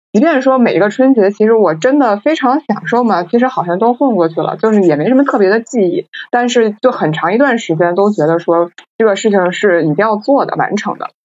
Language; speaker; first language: Chinese; native; Chinese